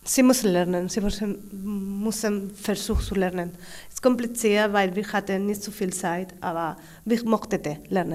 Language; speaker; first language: German; non-native, learner; Spanish